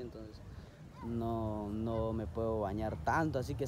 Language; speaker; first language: Spanish; native; Spanish